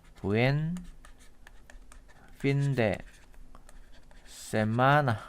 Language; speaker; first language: Spanish; non-native, learner; Korean